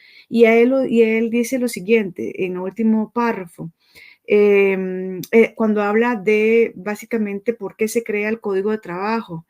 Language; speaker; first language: Spanish; native; Spanish